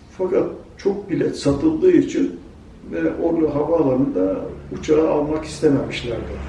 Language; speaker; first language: Turkish; native; Turkish